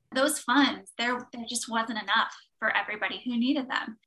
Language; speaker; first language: English; native; English